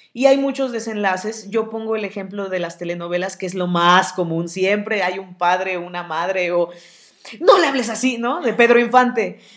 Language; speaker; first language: Spanish; native; Spanish